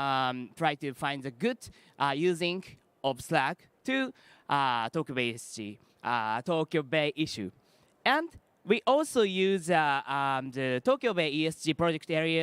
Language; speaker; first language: English; non-native, learner; Japanese